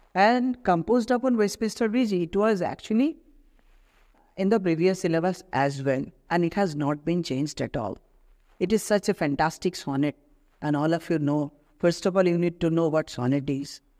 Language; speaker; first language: English; non-native, local second language; Bangla